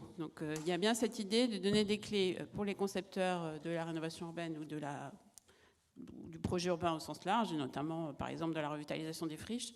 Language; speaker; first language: French; native; French